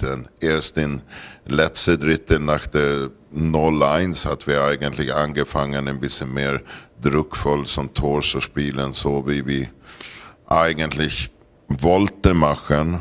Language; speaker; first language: German; non-native, learner; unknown